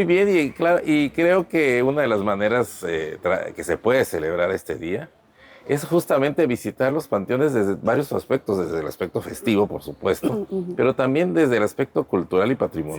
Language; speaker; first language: Spanish; native; Spanish